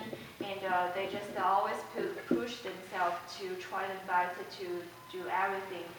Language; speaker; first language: English; non-native, fluent; Chinese